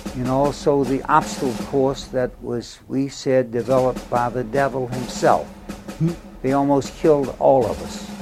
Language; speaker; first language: English; native; English